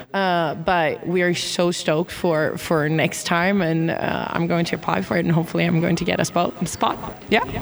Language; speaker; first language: English; non-native, fluent; Swedish